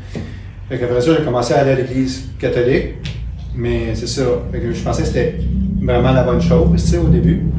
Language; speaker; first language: French; native; French